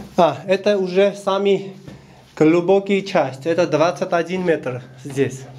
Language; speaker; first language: Russian; non-native, local second language; Armenian